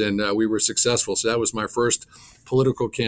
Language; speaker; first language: English; native; English